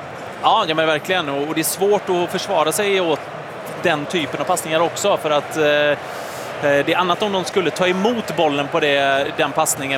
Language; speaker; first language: Swedish; native; Swedish